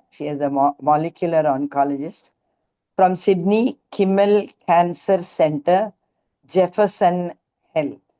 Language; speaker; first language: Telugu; native; Telugu